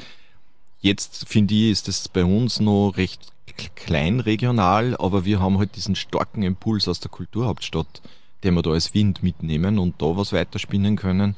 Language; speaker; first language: German; native; German